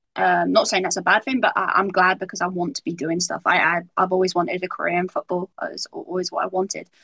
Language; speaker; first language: English; native; English